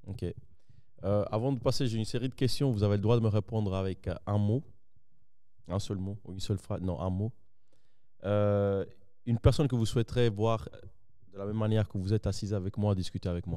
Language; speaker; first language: French; native; French